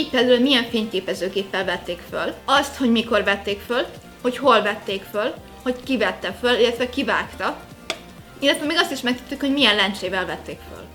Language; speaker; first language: Hungarian; native; Hungarian